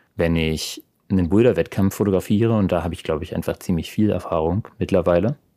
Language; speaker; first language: German; native; German